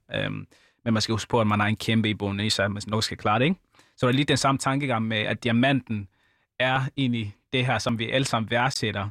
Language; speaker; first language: Danish; early bilingual, other home language; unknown